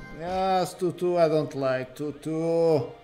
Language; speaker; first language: English; non-native, learner; Portuguese